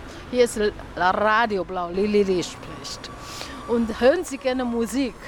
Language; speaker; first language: German; non-native, learner; Chinese